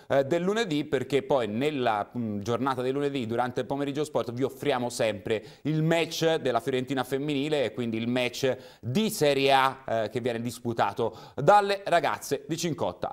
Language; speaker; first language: Italian; native; Italian